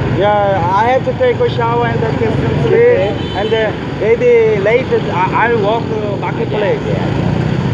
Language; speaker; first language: English; non-native, learner; Korean